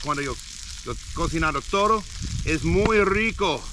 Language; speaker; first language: Spanish; non-native, learner; English